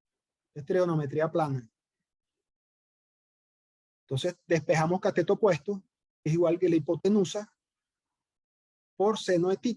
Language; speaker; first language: Spanish; native; Spanish